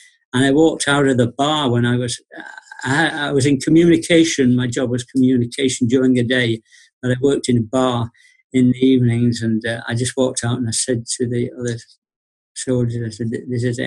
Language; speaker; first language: English; native; English